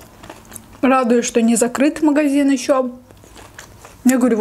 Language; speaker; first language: Russian; native; Russian